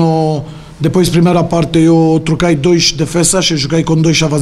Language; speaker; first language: Portuguese; non-native, learner; Romanian